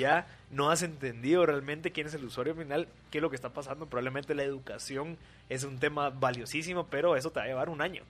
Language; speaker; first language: Spanish; native; Spanish